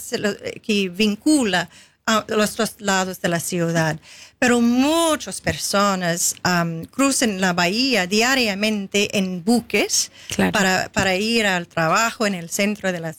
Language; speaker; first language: Spanish; non-native, fluent; English